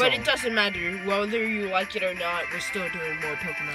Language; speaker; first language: English; native; English